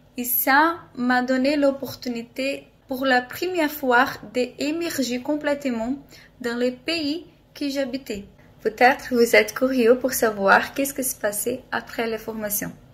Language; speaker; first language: French; non-native, fluent; Portuguese